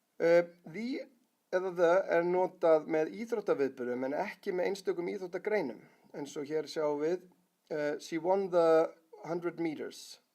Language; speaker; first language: Icelandic; native; Icelandic